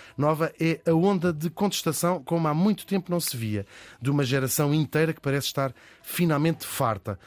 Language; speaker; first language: Portuguese; native; Portuguese